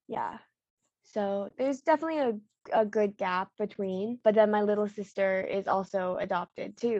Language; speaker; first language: English; native; English